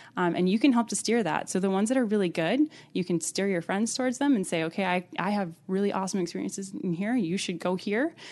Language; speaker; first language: English; native; English